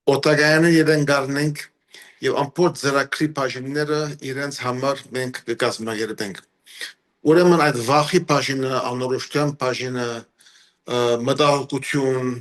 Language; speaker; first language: Armenian; early bilingual, heritage; Armenian